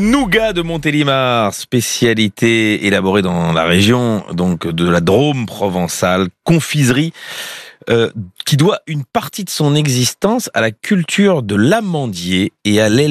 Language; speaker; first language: French; native; French